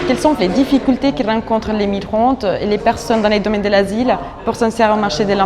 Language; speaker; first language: French; native; French